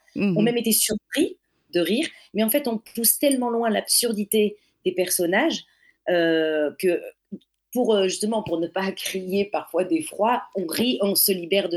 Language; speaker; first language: French; native; French